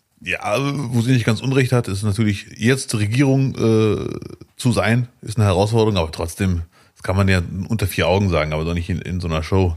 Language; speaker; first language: German; early bilingual, other home language; Arabic